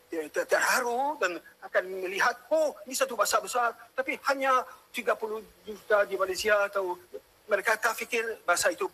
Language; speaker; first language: Indonesian; non-native, fluent; French